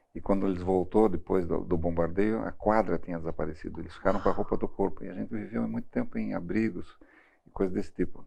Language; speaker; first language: Portuguese; early bilingual, other home language; German